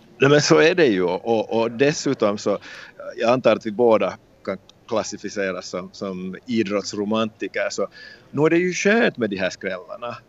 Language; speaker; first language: Swedish; native; Swedish